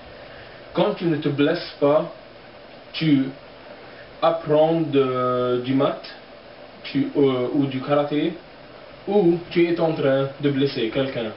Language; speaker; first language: French; non-native, learner; English